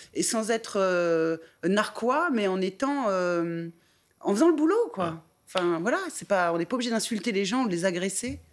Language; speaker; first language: French; native; French